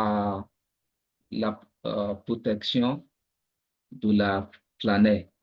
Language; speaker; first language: French; non-native, learner; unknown